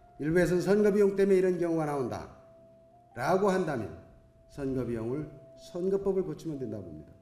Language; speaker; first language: Korean; native; Korean